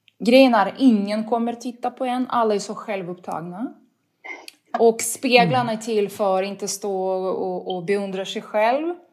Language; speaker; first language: Swedish; non-native, fluent; Russian